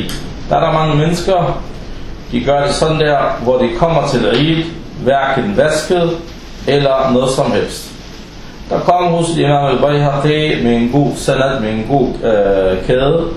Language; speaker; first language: Danish; non-native, fluent; Arabic